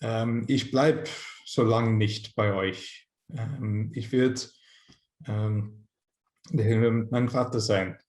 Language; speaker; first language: German; non-native, fluent; English